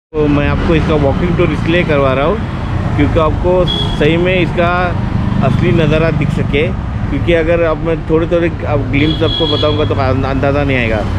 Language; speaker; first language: Hindi; non-native, local second language; Marathi